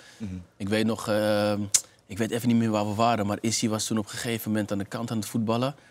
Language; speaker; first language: Dutch; native; Dutch